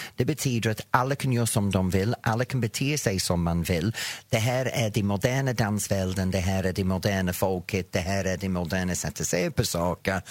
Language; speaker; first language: Swedish; non-native, fluent; English